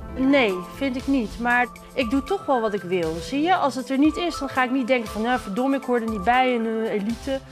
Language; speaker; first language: Dutch; native; Dutch